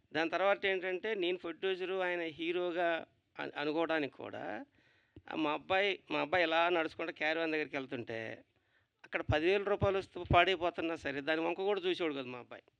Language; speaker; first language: Telugu; native; Telugu